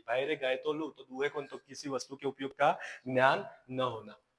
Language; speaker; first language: Hindi; non-native, local second language; Gujarati